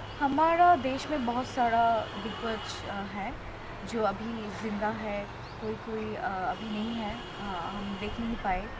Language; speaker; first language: Hindi; non-native, learner; Bangla